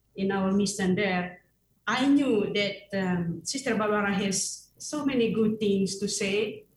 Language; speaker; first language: English; non-native, fluent; Indonesian